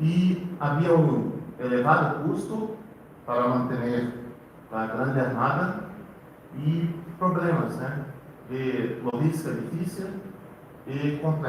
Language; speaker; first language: Spanish; non-native, learner; Portuguese